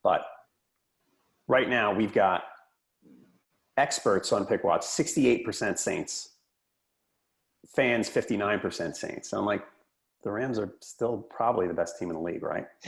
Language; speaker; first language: English; native; English